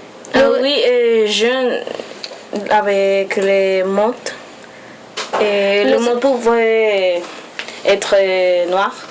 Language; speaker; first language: French; non-native, learner; Spanish